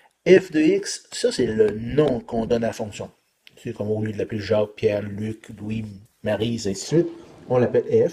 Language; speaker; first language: French; native; French